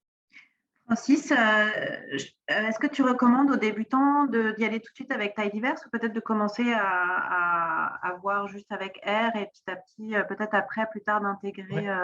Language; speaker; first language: French; native; French